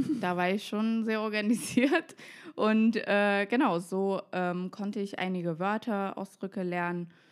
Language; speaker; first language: German; non-native, fluent; Russian